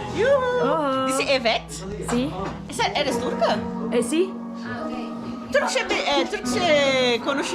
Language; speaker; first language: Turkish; non-native, learner; Portuguese